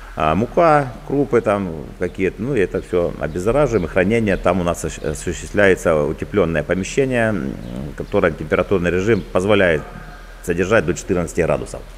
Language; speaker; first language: Russian; native; Russian